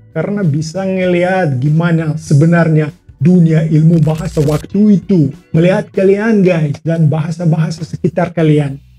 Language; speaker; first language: Indonesian; non-native, fluent; Russian